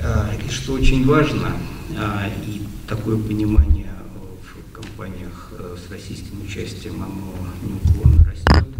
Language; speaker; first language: Russian; native; Russian